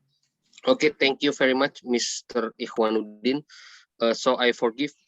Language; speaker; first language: English; non-native, learner; Indonesian